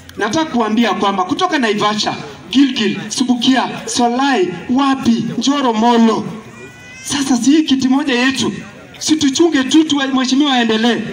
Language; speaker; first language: Swahili; non-native, local second language; Gusii